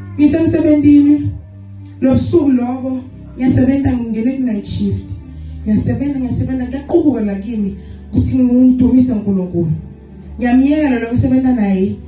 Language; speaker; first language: Zulu; non-native, local second language; Swati